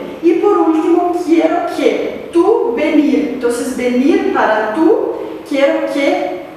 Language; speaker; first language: Spanish; non-native, fluent; Portuguese